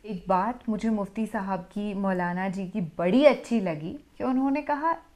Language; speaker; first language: Hindi; native; Hindi